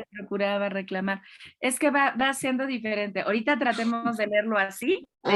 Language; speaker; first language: Spanish; native; Spanish